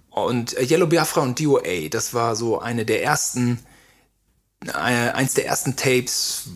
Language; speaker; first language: German; native; German